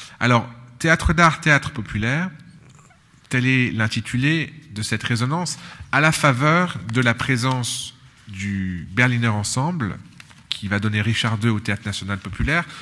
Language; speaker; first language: French; native; French